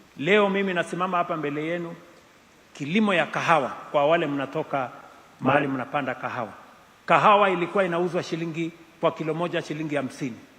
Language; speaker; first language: Swahili; non-native, local second language; Kalenjin